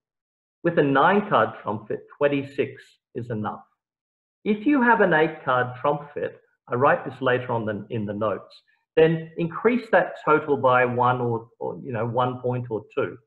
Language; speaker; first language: English; native; English